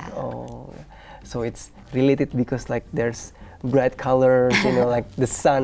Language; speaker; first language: English; non-native, fluent; Indonesian